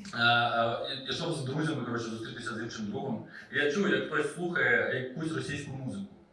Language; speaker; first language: Ukrainian; non-native, local second language; Russian